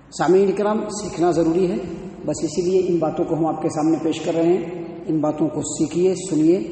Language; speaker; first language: Urdu; native; Urdu